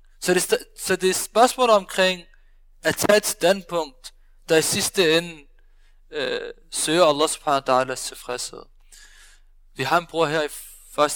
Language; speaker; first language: Danish; early bilingual, other home language; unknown